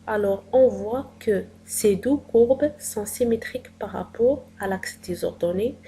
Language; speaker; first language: French; non-native, local second language; Arabic